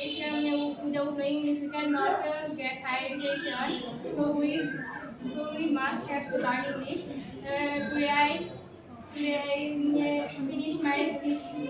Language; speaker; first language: English; non-native, learner; Bangla